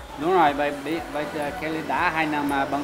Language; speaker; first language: Vietnamese; non-native, learner; Portuguese